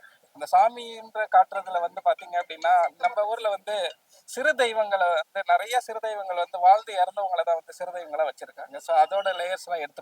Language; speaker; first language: Tamil; native; Tamil